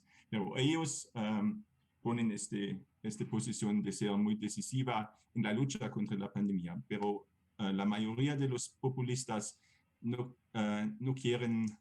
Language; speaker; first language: Spanish; non-native, fluent; German